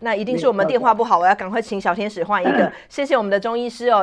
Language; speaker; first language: Chinese; native; Chinese